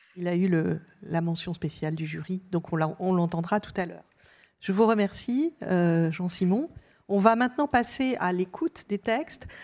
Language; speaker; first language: French; native; French